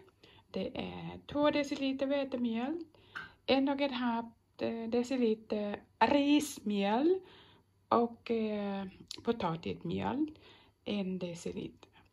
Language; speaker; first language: Swedish; non-native, fluent; Thai